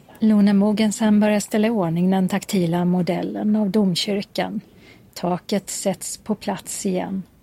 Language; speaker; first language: Swedish; native; Swedish